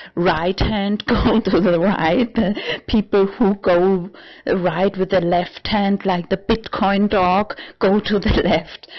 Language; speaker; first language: English; non-native, fluent; German